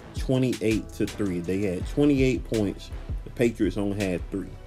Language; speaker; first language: English; native; English